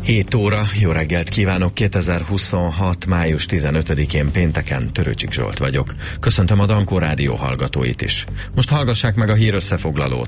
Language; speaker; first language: Hungarian; native; Hungarian